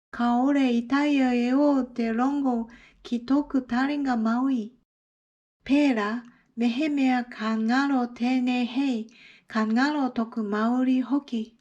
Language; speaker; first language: Māori; non-native, fluent; Japanese